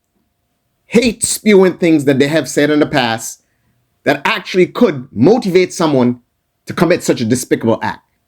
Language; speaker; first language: English; native; English